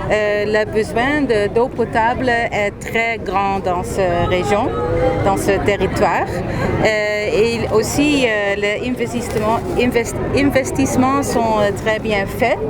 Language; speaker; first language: French; non-native, fluent; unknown